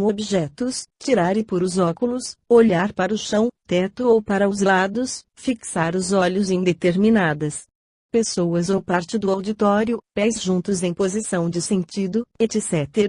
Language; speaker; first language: Portuguese; native; Portuguese